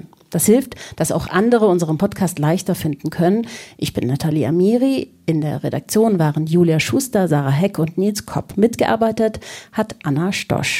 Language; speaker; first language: German; native; German